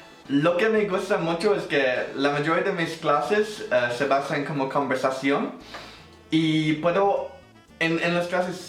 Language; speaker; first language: Spanish; non-native, fluent; English